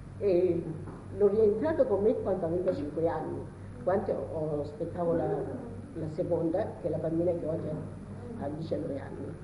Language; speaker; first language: Italian; native; Italian